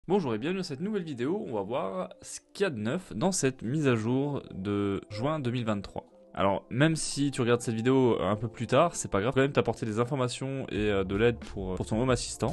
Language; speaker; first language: French; native; French